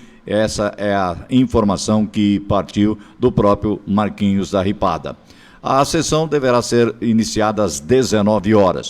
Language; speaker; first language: Portuguese; native; Portuguese